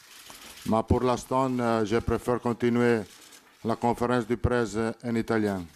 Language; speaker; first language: French; non-native, learner; Italian